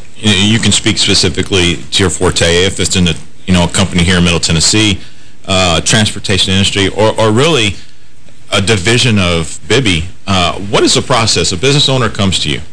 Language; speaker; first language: English; native; English